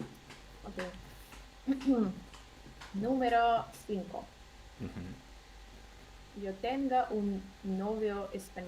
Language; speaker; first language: Spanish; non-native, learner; Russian